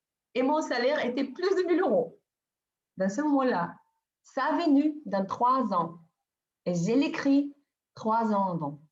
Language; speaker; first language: French; non-native, fluent; Bulgarian